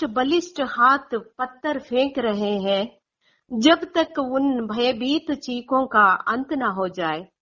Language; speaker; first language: Hindi; non-native, local second language; Konkani